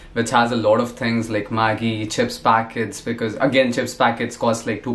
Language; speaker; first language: English; non-native, local second language; Hindi